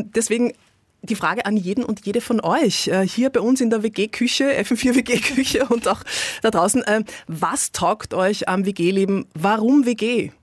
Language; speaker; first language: German; native; German